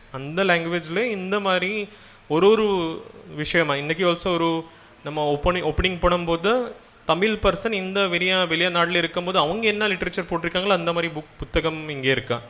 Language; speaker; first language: Tamil; non-native, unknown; Marathi